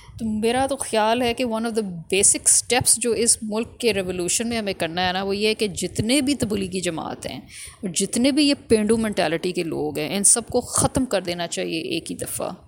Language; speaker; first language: Urdu; native; Urdu